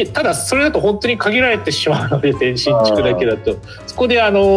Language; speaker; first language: Japanese; native; Japanese